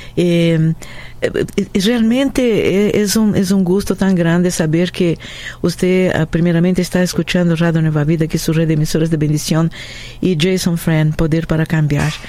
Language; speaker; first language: Spanish; non-native, fluent; Portuguese